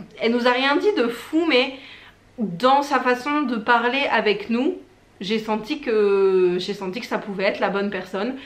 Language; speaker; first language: French; native; French